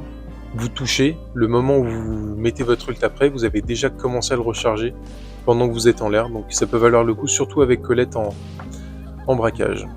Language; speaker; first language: French; native; French